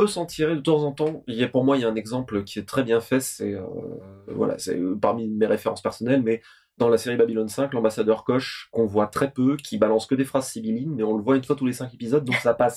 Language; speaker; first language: French; native; French